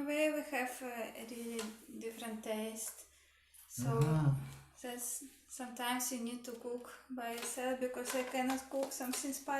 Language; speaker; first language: English; non-native, learner; Russian